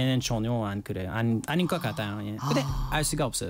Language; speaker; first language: Korean; non-native, learner; French